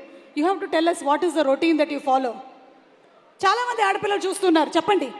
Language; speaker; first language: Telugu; native; Telugu